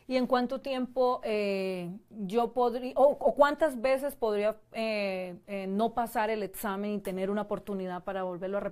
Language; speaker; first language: Spanish; native; Spanish